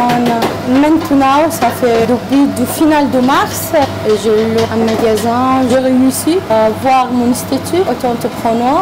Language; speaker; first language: French; non-native, learner; Arabic